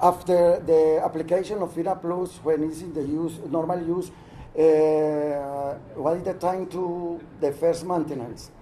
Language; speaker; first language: English; non-native, learner; Spanish